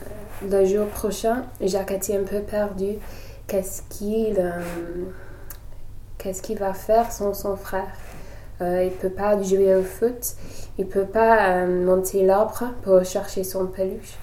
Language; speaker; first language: French; non-native, learner; English